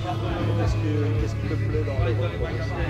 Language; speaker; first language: French; native; French